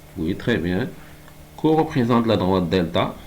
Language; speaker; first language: French; non-native, local second language; Arabic